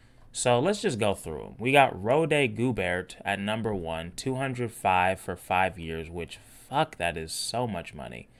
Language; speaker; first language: English; native; English